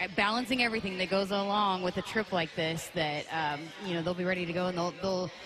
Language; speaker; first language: English; native; English